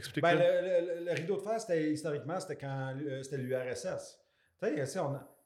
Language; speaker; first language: French; native; French